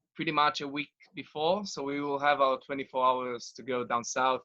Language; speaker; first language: English; non-native, fluent; Hebrew